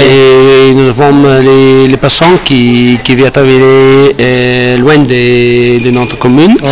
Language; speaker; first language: French; non-native, learner; Italian